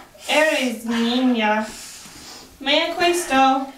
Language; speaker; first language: Spanish; non-native, learner; English